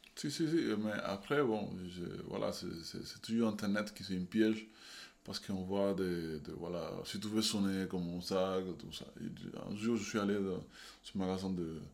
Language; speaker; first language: French; non-native, fluent; Spanish